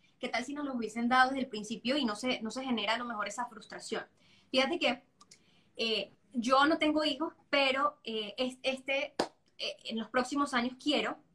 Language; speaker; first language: Spanish; native; Spanish